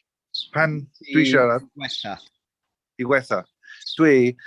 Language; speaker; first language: Welsh; non-native, learner; English